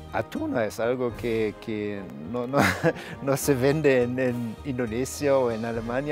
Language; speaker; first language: Spanish; non-native, fluent; German